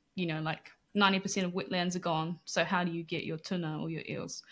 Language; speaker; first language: English; native; English